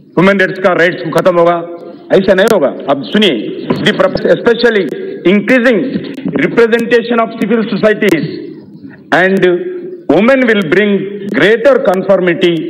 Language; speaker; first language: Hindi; non-native, local second language; Telugu